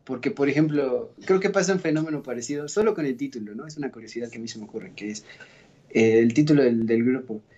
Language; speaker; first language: Spanish; native; Spanish